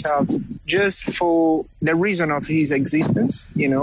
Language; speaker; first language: English; non-native, fluent; Kongo